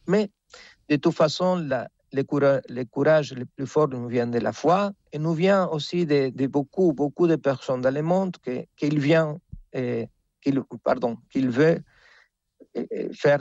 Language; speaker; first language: French; non-native, fluent; Spanish